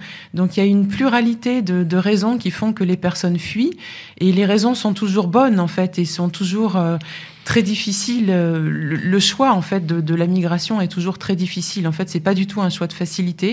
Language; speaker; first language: French; native; French